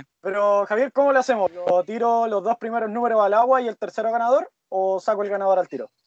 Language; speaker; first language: Spanish; native; Spanish